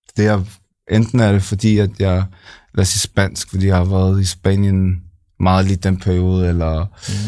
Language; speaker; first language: Danish; native; Danish